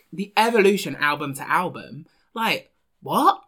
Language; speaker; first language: English; native; English